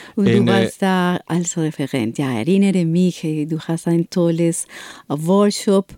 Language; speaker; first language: German; non-native, learner; Spanish